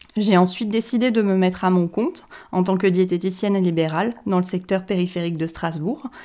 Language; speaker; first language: French; native; French